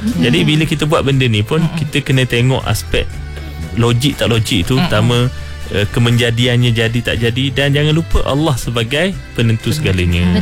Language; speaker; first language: Malay; native; Malay